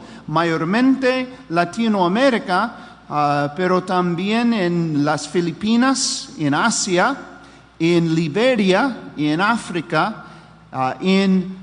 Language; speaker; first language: Spanish; non-native, fluent; English